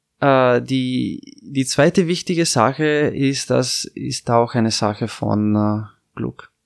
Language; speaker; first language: German; non-native, fluent; Italian